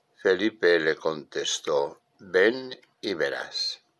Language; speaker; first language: Spanish; native; Spanish